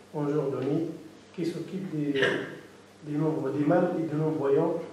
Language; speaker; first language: French; non-native, local second language; Arabic